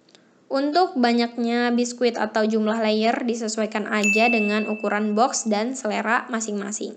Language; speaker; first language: Indonesian; native; Indonesian